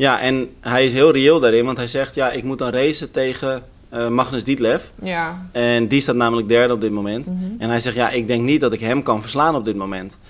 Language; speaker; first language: Dutch; native; Dutch